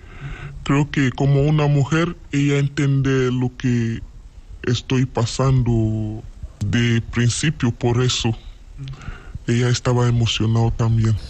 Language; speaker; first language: Spanish; non-native, learner; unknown